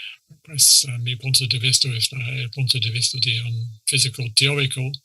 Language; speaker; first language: Spanish; non-native, fluent; English